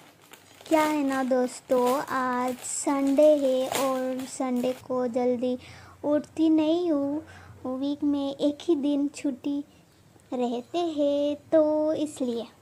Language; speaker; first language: Hindi; non-native, local second language; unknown